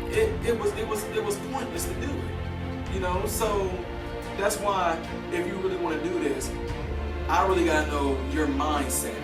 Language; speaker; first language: English; native; English